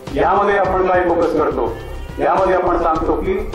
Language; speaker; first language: Marathi; non-native, local second language; Telugu